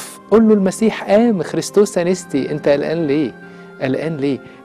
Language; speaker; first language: Arabic; native; Arabic